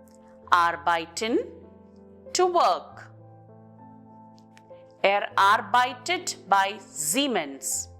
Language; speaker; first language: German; non-native, fluent; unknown